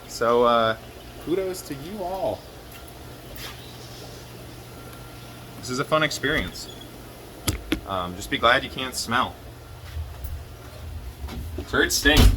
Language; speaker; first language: English; native; English